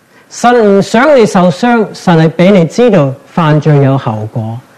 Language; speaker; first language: Cantonese; non-native, fluent; English